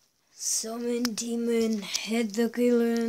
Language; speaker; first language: English; non-native, learner; Spanish